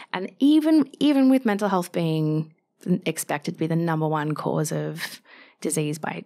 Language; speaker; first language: English; native; English